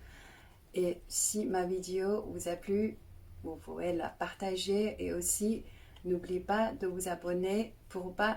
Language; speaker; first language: French; non-native, fluent; Chinese